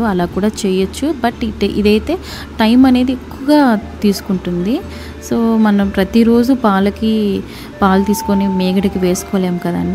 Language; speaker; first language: Telugu; native; Telugu